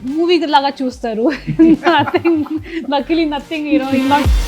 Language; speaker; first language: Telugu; non-native, local second language; Hindi